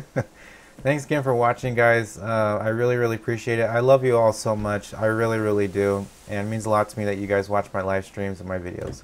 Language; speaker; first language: English; native; English